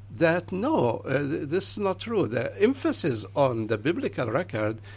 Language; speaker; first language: English; non-native, fluent; Arabic